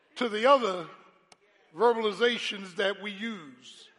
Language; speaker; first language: English; native; English